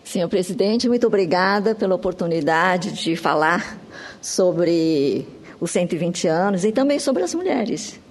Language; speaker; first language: Portuguese; early bilingual, other home language; Japanese